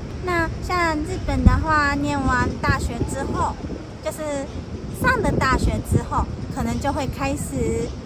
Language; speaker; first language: Chinese; early bilingual, heritage; Japanese